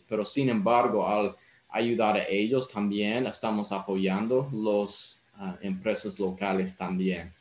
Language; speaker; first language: Spanish; non-native, fluent; English